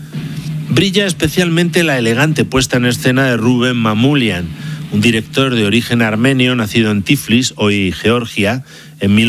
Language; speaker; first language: Spanish; native; Spanish